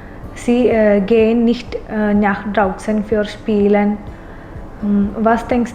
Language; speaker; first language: German; non-native, learner; Malayalam